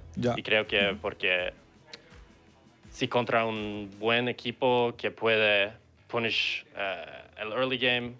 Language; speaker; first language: Spanish; non-native, learner; English